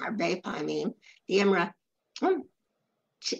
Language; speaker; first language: Hebrew; non-native, learner; English